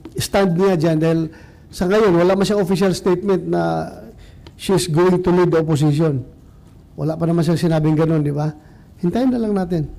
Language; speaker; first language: Filipino; non-native, local second language; Cebuano